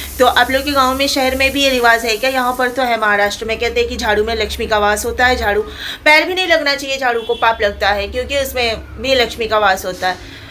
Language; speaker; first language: Hindi; non-native, local second language; Bangla